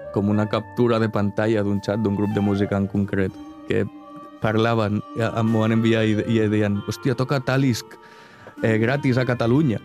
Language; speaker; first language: Catalan; non-native, local second language; Spanish